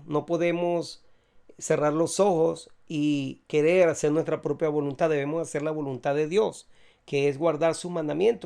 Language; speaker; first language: Spanish; native; Spanish